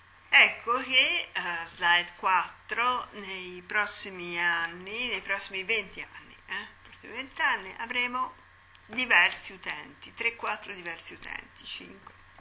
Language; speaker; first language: Italian; native; Italian